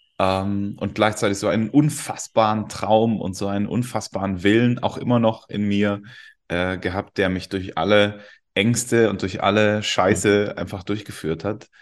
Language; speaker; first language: German; native; German